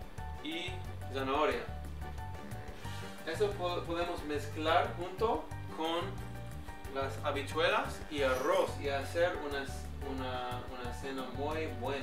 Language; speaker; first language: Spanish; early bilingual, heritage; English